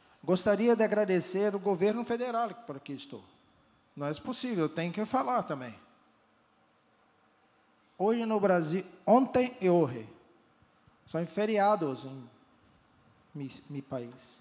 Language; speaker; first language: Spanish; non-native, learner; Portuguese